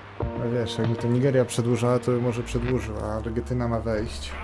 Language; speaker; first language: Polish; native; Polish